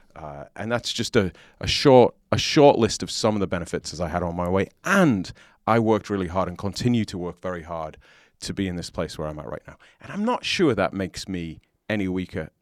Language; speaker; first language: English; native; English